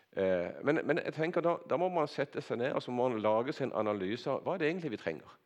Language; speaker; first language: Norwegian; native; Norwegian